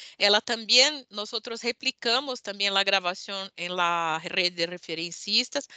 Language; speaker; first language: Spanish; non-native, learner; Portuguese